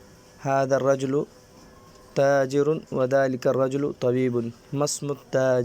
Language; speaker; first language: Arabic; non-native, fluent; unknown